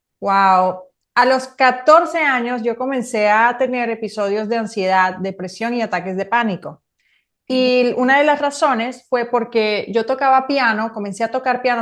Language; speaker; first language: Spanish; native; Spanish